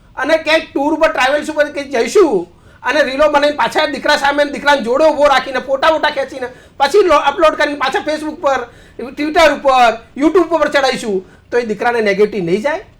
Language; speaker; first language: Gujarati; native; Gujarati